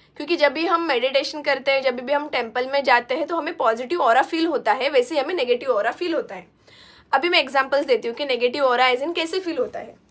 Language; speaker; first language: Hindi; non-native, local second language; Marathi